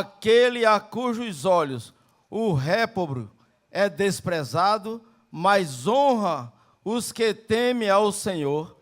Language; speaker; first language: Portuguese; native; Portuguese